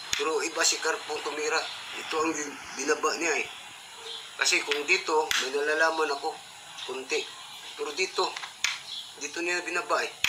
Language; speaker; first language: Filipino; non-native, local second language; Cebuano